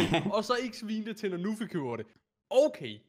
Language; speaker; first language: Danish; native; Danish